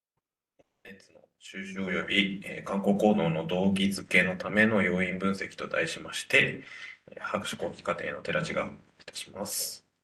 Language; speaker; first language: Japanese; native; Japanese